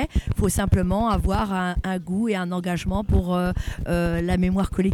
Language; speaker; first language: French; native; French